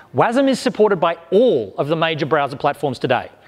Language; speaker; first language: English; native; English